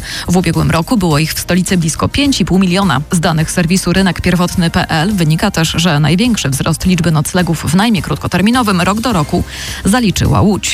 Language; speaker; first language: Polish; native; Polish